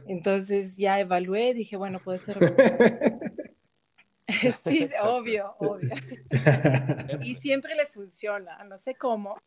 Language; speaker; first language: Spanish; non-native, fluent; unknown